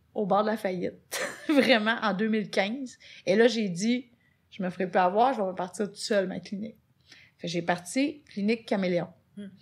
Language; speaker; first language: French; native; French